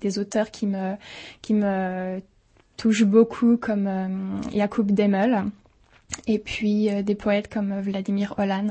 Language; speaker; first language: French; native; French